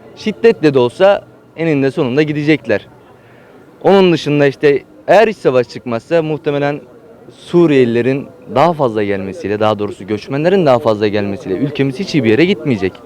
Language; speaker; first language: Turkish; native; Turkish